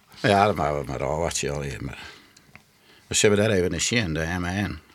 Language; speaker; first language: Dutch; non-native, local second language; Western Frisian